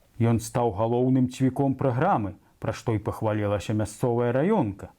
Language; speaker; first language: Belarusian; native; Belarusian